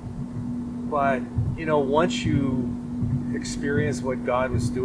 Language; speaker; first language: English; native; English